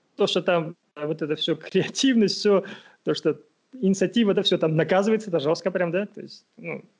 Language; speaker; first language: Russian; non-native, local second language; Kazakh